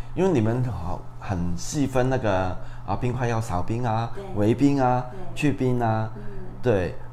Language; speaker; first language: Chinese; non-native, fluent; Cantonese